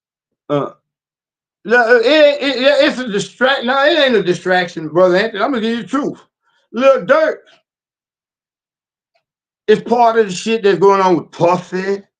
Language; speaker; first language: English; native; English